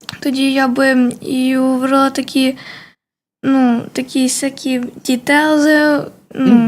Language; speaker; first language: Ukrainian; early bilingual, heritage; Ukrainian